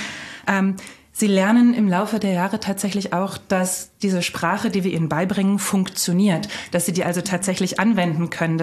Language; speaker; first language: German; native; German